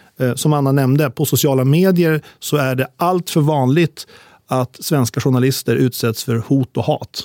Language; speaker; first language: Swedish; native; Swedish